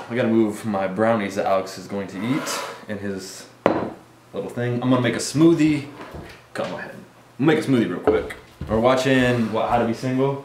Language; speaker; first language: English; native; English